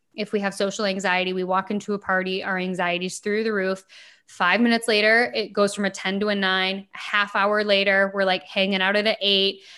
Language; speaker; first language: English; native; English